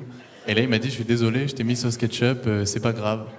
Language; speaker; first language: French; native; French